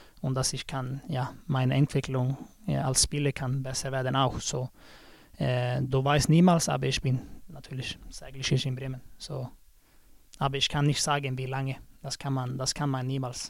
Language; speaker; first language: German; non-native, learner; Swedish